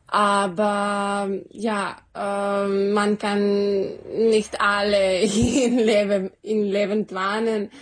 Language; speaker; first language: German; non-native, learner; Serbian